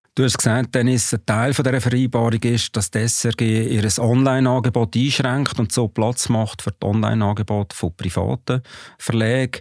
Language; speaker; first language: German; native; German